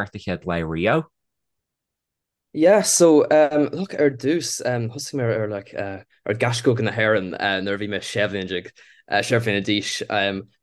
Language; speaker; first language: Irish; non-native, local second language; English